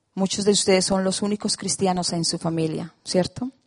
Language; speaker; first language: Spanish; native; Spanish